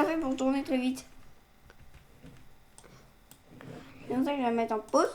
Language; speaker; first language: French; native; French